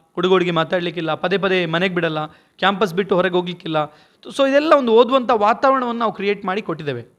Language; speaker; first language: Kannada; native; Kannada